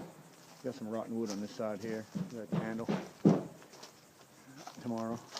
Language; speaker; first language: English; native; English